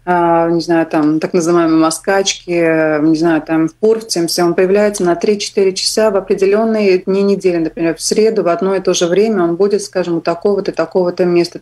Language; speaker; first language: Russian; non-native, local second language; Latvian